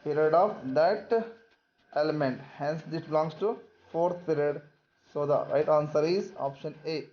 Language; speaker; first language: English; non-native, local second language; Kannada